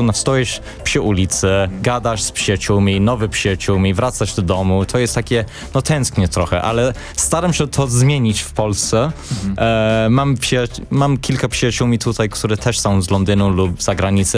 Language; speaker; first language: Polish; non-native, learner; English